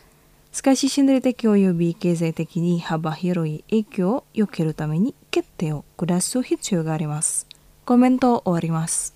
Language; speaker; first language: Japanese; non-native, fluent; Indonesian